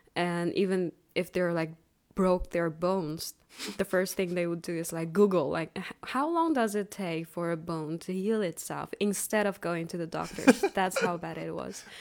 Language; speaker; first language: English; non-native, fluent; Chinese